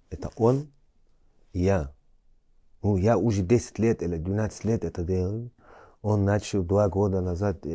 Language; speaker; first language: Russian; early bilingual, heritage; Chechen